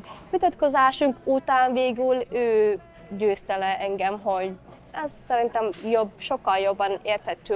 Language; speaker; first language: Hungarian; non-native, fluent; Somali